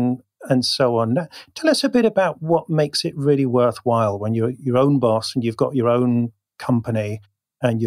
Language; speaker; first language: English; native; English